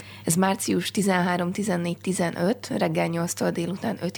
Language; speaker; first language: Hungarian; native; Hungarian